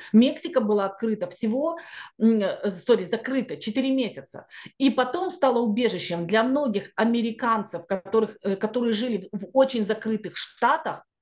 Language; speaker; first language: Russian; native; Russian